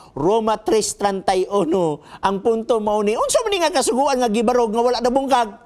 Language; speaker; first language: Cebuano; native; Cebuano